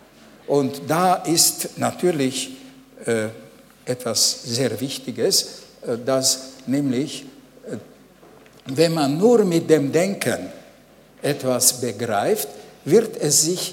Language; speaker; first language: German; non-native, fluent; Hungarian